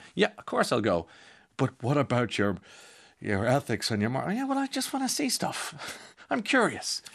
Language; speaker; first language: English; native; English